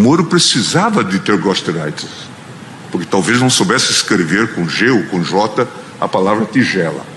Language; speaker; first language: Portuguese; native; Portuguese